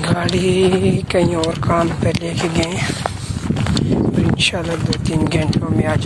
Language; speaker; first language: Hindi; non-native, local second language; Punjabi